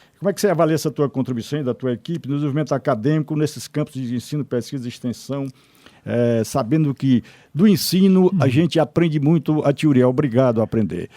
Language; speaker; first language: Portuguese; native; Portuguese